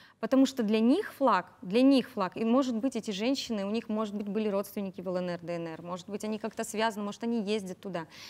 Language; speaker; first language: Russian; native; Russian